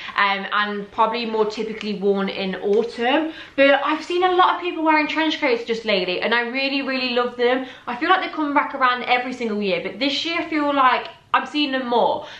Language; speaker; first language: English; native; English